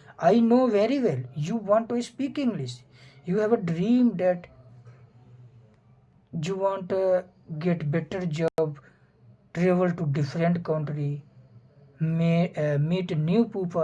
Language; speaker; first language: English; non-native, fluent; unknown